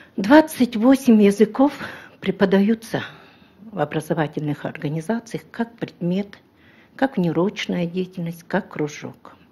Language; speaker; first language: Russian; non-native, local second language; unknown